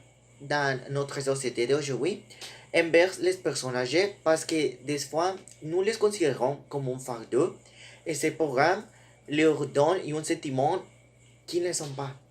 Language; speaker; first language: French; non-native, learner; Spanish